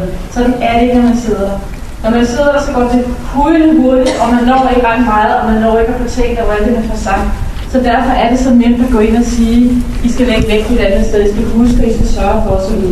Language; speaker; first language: Danish; native; Danish